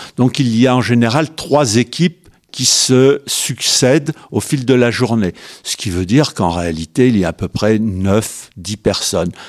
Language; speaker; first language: French; native; French